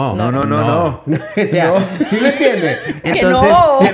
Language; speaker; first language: Spanish; early bilingual, heritage; Spanish